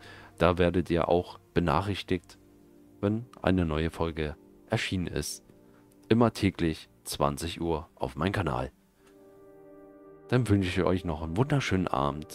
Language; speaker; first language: German; native; German